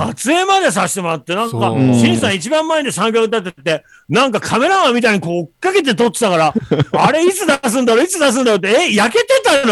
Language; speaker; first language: Japanese; native; Japanese